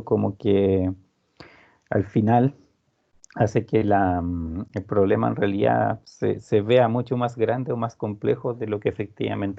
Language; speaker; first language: Spanish; native; Spanish